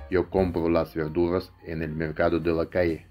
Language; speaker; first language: Spanish; non-native, fluent; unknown